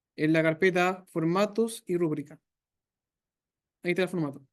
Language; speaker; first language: Spanish; native; Spanish